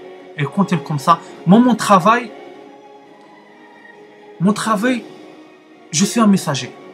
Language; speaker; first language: French; non-native, learner; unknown